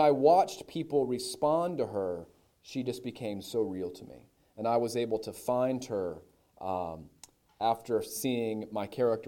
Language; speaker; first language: English; native; English